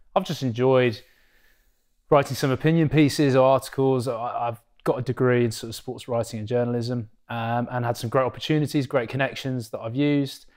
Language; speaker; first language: English; native; English